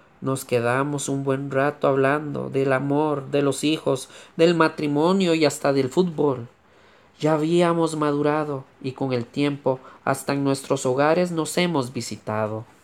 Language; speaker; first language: Spanish; native; Spanish